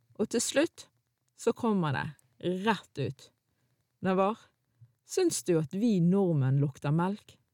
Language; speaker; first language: Norwegian; early bilingual, other home language; Arabic